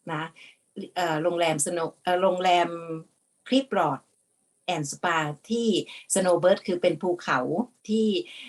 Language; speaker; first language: Thai; native; Thai